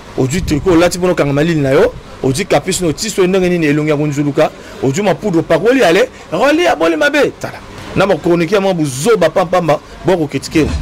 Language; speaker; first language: Lingala; native; Lingala